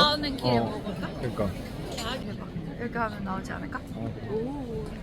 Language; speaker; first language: Korean; non-native, fluent; Japanese